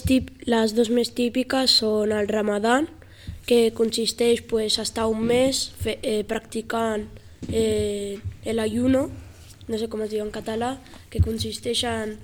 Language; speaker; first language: Catalan; early bilingual, other home language; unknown